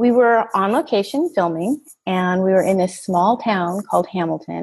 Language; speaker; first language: English; native; English